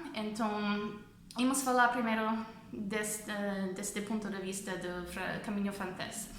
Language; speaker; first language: Portuguese; non-native, fluent; English